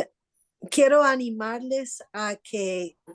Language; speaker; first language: Spanish; non-native, fluent; English